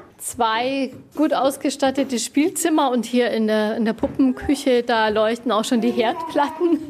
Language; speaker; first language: German; native; German